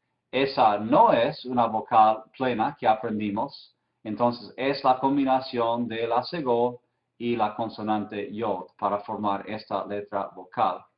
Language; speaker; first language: Spanish; non-native, fluent; English